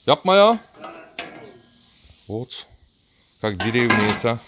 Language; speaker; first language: Russian; non-native, learner; Turkish